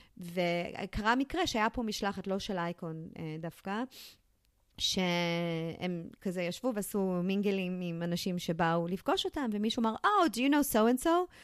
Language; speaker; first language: Hebrew; early bilingual, other home language; English